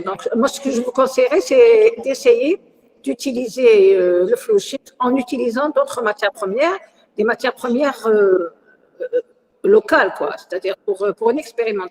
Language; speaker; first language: French; non-native, local second language; Arabic